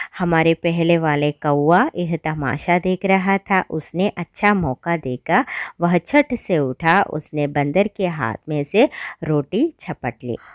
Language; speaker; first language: Hindi; non-native, local second language; Malayalam